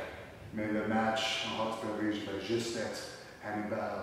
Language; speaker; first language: French; non-native, learner; English